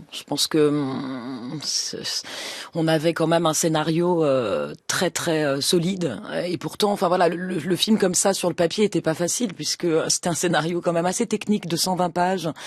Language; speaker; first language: French; native; French